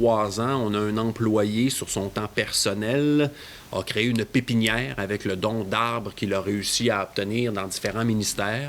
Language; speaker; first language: French; native; French